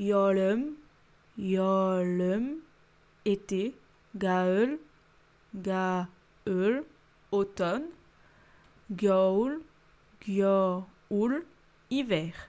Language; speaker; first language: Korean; non-native, fluent; French